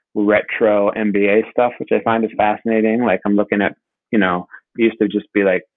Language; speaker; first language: English; native; English